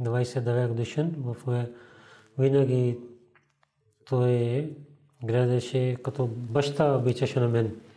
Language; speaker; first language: Bulgarian; non-native, learner; Urdu